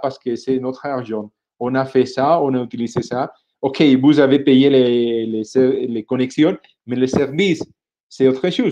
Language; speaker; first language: French; non-native, fluent; Spanish